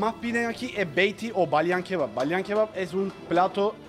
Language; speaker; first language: Spanish; non-native, learner; Turkish